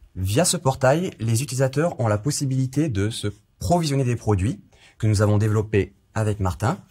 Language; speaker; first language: French; native; French